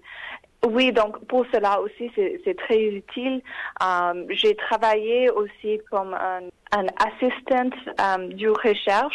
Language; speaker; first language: French; non-native, fluent; English